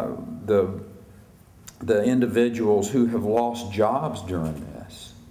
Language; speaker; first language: English; native; English